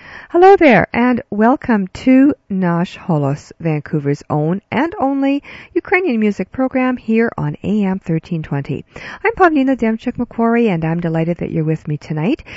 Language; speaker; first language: English; early bilingual, other home language; Ukrainian